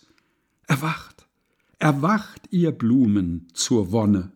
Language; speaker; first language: German; native; German